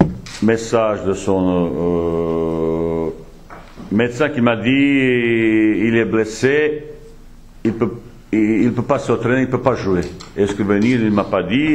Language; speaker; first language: French; non-native, fluent; Bosnian